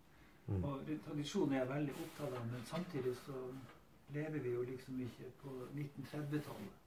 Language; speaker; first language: Norwegian; native; Norwegian